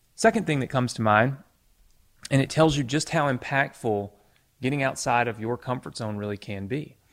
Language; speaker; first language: English; native; English